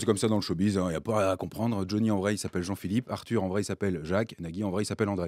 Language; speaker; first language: French; native; French